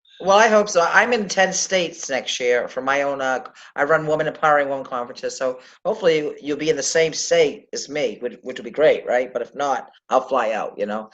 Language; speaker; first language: English; native; English